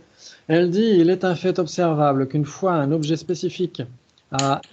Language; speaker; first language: French; native; French